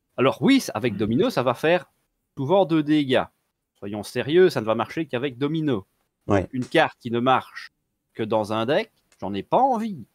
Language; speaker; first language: French; native; French